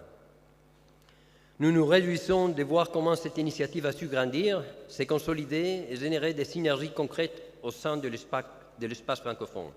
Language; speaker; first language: French; non-native, fluent; Spanish